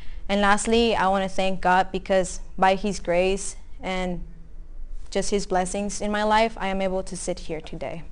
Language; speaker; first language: English; early bilingual, other home language; Spanish